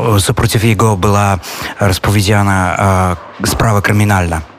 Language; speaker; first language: Polish; non-native, learner; Belarusian